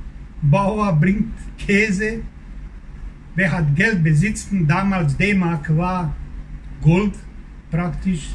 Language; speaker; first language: German; non-native, learner; Croatian